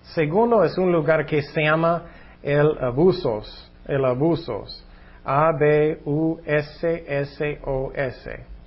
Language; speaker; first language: Spanish; non-native, fluent; English